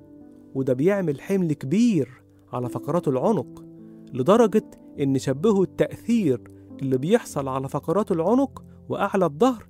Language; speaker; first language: Arabic; native; Arabic